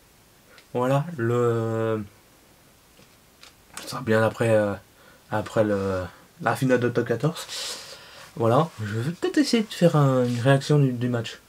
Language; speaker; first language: French; native; French